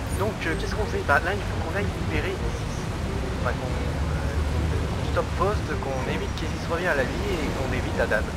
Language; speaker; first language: French; native; French